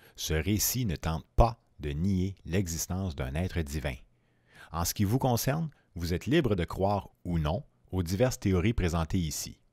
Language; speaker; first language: French; native; French